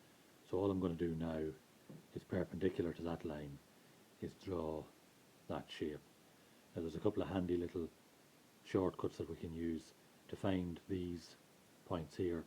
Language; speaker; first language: English; native; English